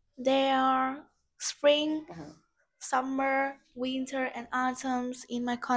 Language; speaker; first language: English; non-native, learner; Vietnamese